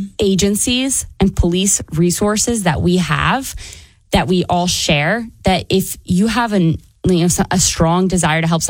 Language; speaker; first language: English; native; English